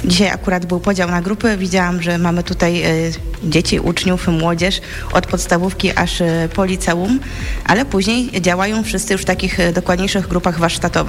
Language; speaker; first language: Polish; native; Polish